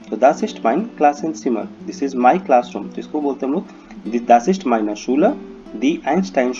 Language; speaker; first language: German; non-native, fluent; Hindi